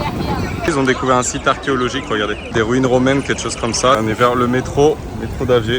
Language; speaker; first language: French; native; French